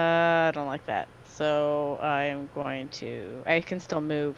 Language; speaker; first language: English; native; English